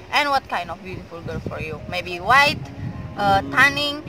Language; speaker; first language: English; non-native, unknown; Indonesian